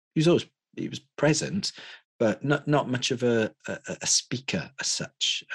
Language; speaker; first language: English; native; English